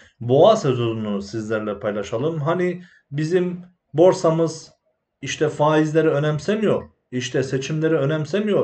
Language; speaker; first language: Turkish; native; Turkish